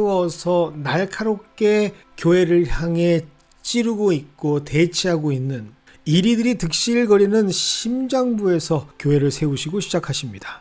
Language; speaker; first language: Korean; native; Korean